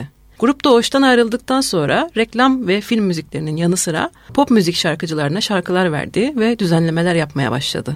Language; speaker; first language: Turkish; native; Turkish